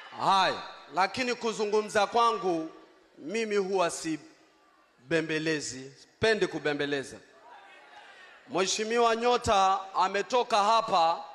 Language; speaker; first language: Swahili; native; Swahili